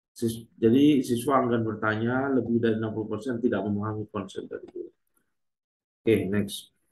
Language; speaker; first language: Indonesian; native; Indonesian